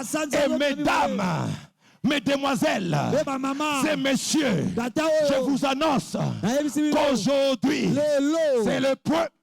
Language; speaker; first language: French; non-native, local second language; Lingala